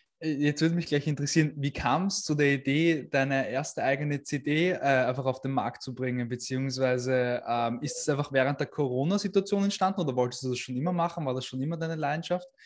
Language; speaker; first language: German; native; German